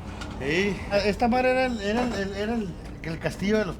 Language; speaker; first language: Spanish; native; Spanish